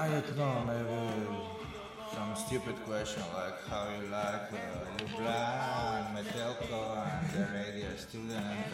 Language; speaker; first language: English; non-native, learner; Slovenian